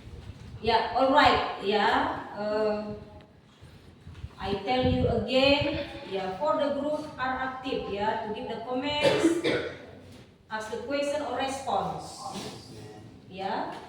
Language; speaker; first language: English; non-native, learner; Indonesian